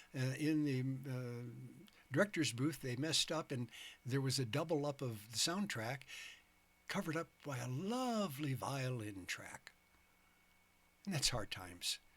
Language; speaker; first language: English; native; English